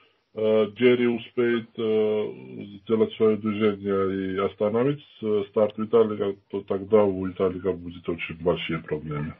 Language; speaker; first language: Russian; non-native, fluent; Georgian